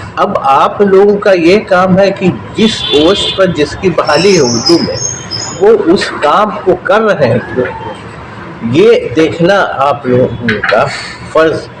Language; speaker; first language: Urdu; native; Urdu